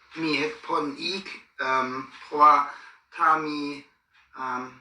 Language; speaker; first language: Thai; non-native, learner; German